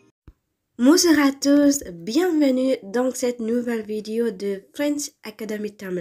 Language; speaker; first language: French; non-native, fluent; Tamil